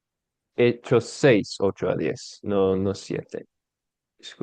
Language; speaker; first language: Spanish; non-native, fluent; English